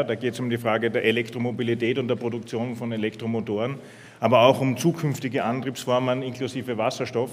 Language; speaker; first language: German; native; German